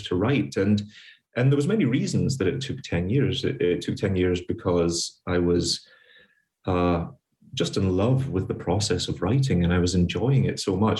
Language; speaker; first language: English; native; English